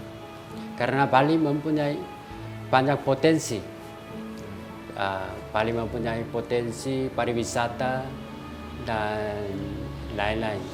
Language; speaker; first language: Indonesian; non-native, fluent; Korean